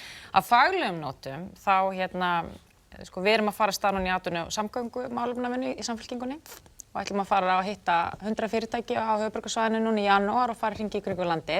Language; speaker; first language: Icelandic; native; Icelandic